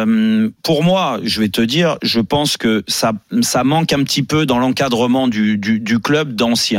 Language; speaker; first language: French; native; French